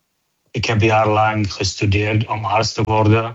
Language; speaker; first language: Dutch; non-native, fluent; Arabic